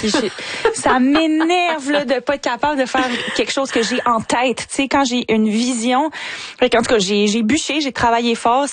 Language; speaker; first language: French; native; French